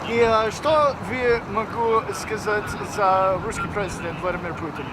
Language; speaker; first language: Russian; non-native, learner; English